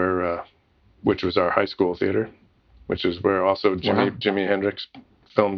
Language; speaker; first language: English; native; English